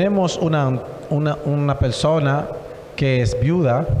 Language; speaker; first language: Spanish; non-native, fluent; Haitian Creole